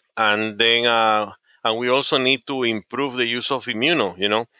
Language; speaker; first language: English; non-native, fluent; Spanish